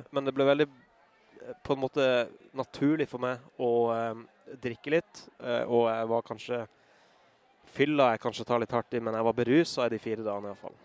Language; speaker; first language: Norwegian; native; Norwegian